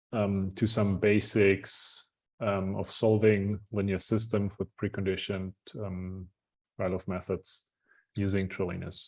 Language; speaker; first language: English; non-native, fluent; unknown